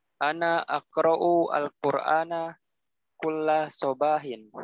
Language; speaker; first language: Arabic; non-native, learner; Indonesian